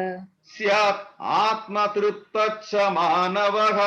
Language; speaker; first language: Malayalam; native; Malayalam